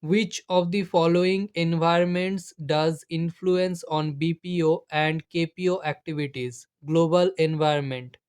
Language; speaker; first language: English; non-native, local second language; Bangla